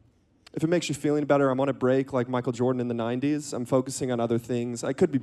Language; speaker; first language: English; native; English